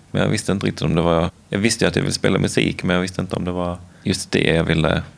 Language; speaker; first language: Swedish; native; Swedish